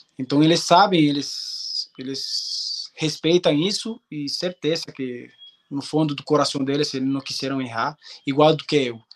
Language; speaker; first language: Portuguese; non-native, fluent; Spanish